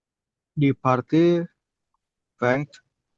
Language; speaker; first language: German; non-native, learner; Indonesian